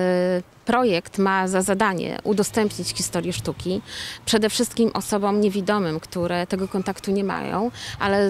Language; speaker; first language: Polish; native; Polish